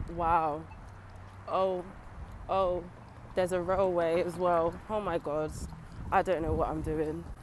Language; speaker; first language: English; native; English